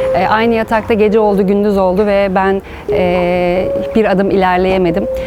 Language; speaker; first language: Turkish; native; Turkish